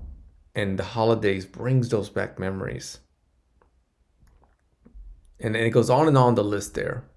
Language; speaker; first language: English; native; English